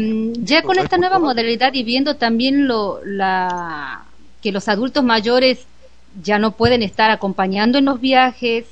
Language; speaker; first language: Spanish; native; Spanish